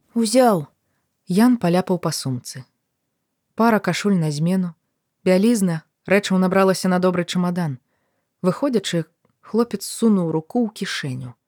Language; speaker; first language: Belarusian; native; Belarusian